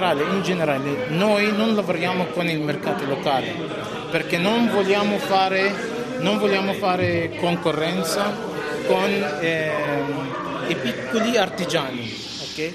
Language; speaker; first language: Italian; non-native, fluent; Arabic